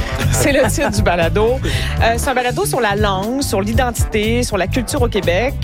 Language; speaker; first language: French; native; French